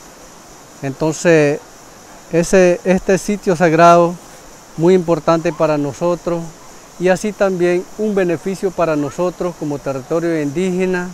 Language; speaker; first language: Spanish; non-native, local second language; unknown